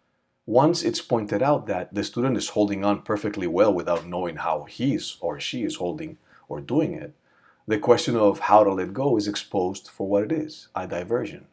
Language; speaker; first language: English; native; English